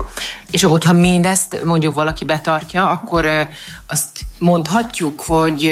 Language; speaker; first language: Hungarian; native; Hungarian